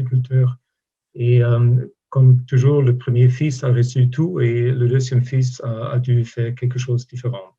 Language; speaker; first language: French; non-native, fluent; German